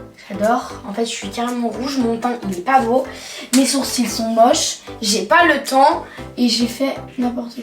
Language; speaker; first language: French; native; French